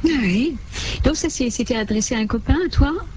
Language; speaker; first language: French; native; French